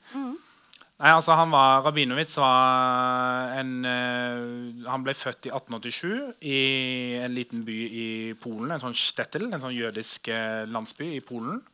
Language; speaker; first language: Norwegian; native; Norwegian